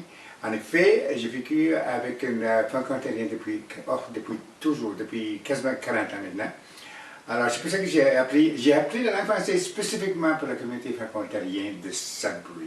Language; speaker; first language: French; non-native, fluent; Cree